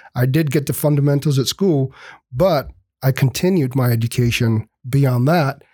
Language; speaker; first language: English; early bilingual, other home language; Spanish